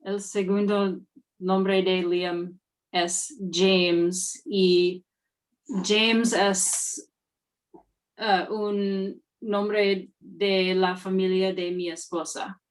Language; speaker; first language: Spanish; non-native, learner; English